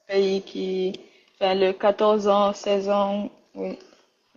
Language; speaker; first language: French; non-native, learner; Rundi